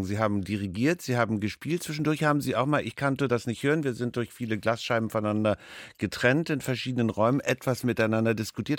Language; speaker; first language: German; native; German